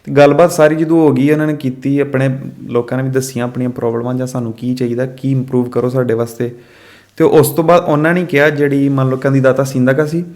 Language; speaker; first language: Punjabi; early bilingual, heritage; Punjabi